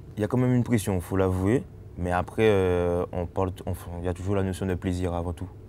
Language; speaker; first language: French; native; French